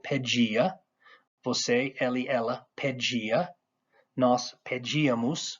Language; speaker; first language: Portuguese; non-native, fluent; English